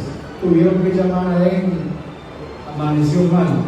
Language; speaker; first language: Spanish; native; Spanish